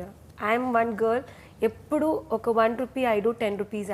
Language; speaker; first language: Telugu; non-native, learner; Malayalam